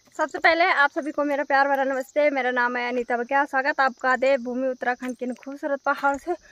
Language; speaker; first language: Hindi; non-native, local second language; Garhwali